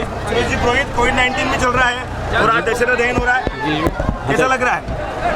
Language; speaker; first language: Hindi; native; Hindi